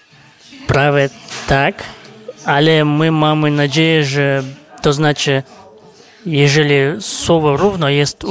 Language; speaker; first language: Polish; non-native, fluent; Kazakh